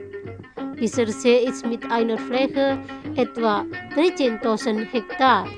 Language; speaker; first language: German; non-native, fluent; Indonesian